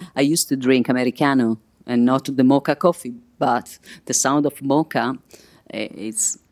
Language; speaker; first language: English; non-native, fluent; Italian